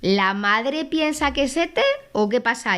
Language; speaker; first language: Spanish; native; Spanish